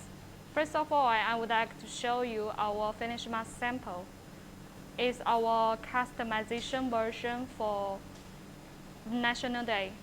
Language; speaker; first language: English; non-native, learner; Chinese